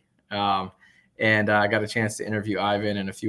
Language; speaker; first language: English; native; English